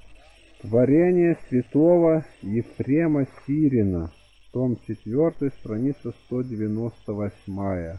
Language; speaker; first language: Russian; native; Russian